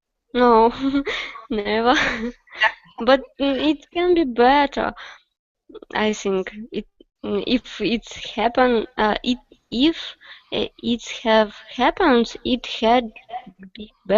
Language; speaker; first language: English; non-native, learner; Russian